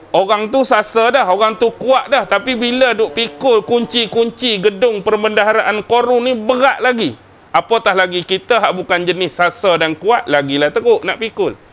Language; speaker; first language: Malay; native; Malay